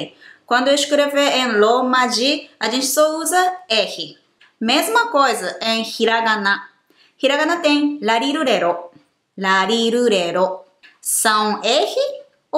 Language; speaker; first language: Portuguese; non-native, fluent; Japanese